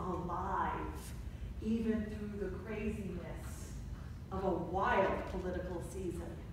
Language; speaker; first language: English; native; English